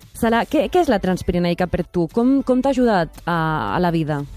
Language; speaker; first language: Catalan; native; Catalan